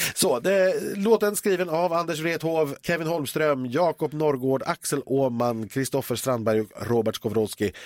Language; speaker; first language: Swedish; native; Swedish